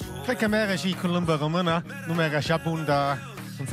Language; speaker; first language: Romanian; non-native, learner; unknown